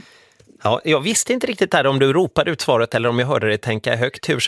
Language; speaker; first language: Swedish; native; Swedish